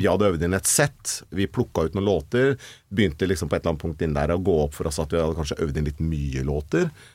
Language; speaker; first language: Norwegian; native; Norwegian